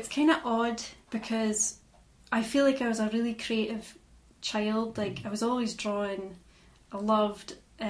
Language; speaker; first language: English; native; English